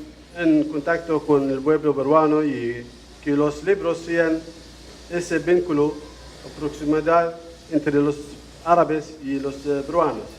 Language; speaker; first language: Spanish; non-native, fluent; Arabic